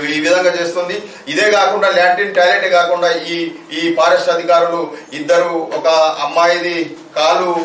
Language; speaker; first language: Telugu; non-native, local second language; Gondi